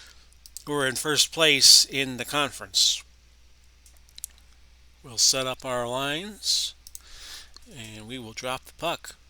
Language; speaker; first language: English; native; English